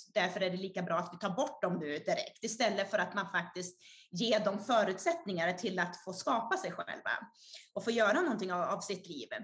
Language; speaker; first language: Swedish; early bilingual, other home language; Portuguese